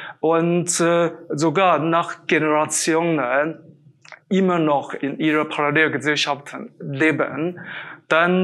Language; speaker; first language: German; non-native, fluent; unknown